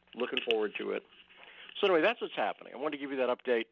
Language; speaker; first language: English; native; English